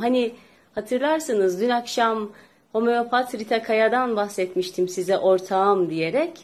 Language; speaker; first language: Turkish; native; Turkish